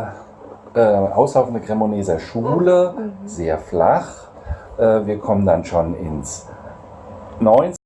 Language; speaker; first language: German; native; German